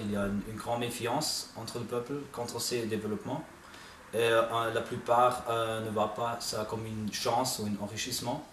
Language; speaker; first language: French; non-native, fluent; German